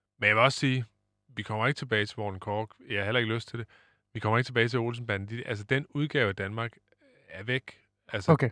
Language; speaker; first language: Danish; native; Danish